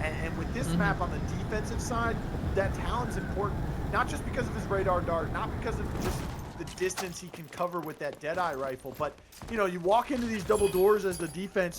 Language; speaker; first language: English; native; English